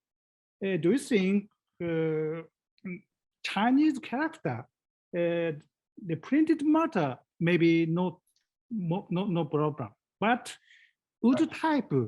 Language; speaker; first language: English; non-native, learner; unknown